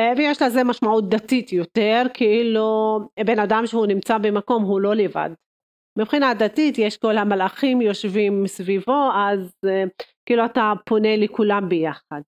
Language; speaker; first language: Hebrew; non-native, local second language; Arabic